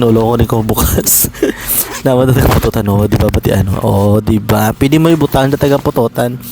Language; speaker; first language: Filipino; non-native, local second language; Hiligaynon